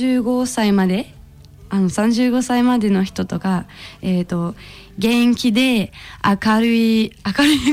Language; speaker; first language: Japanese; non-native, learner; French